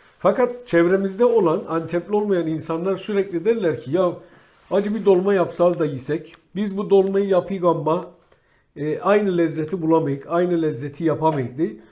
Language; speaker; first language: Turkish; native; Turkish